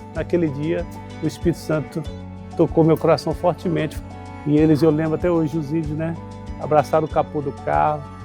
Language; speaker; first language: Portuguese; native; Portuguese